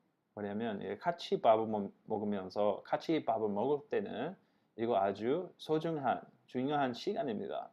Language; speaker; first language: Korean; non-native, fluent; English